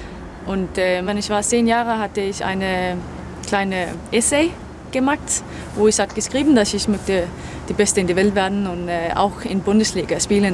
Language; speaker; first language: German; non-native, learner; Danish